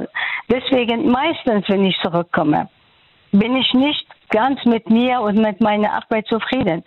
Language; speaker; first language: German; non-native, fluent; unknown